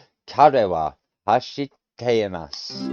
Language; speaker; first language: Japanese; non-native, learner; English